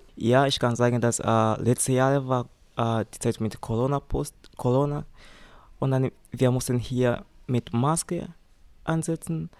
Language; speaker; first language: German; non-native, learner; Swahili